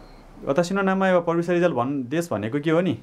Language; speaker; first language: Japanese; non-native, learner; Nepali